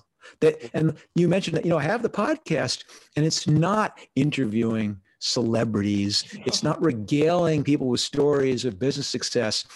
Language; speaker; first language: English; native; English